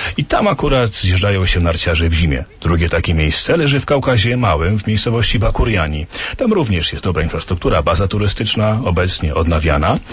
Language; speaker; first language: Polish; native; Polish